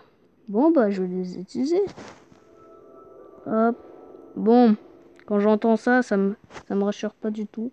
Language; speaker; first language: French; native; French